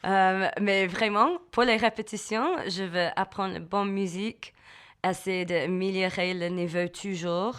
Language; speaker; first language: French; non-native, fluent; English